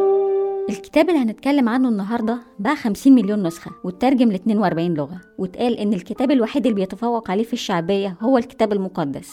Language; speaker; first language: Arabic; native; Arabic